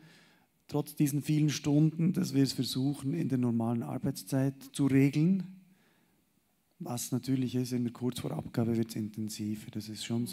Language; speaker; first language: German; native; German